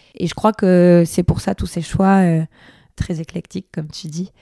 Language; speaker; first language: French; native; French